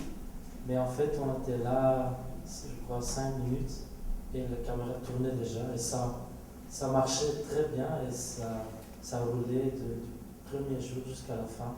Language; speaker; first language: French; non-native, local second language; Dutch